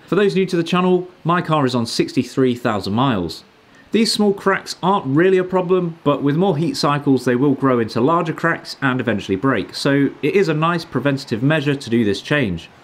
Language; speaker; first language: English; native; English